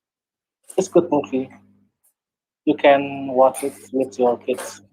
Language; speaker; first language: English; non-native, learner; Indonesian